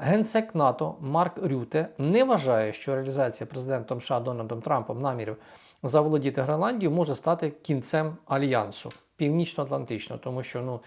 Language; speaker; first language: Ukrainian; native; Ukrainian